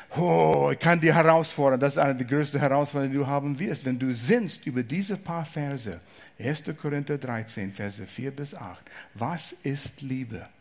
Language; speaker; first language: German; non-native, fluent; English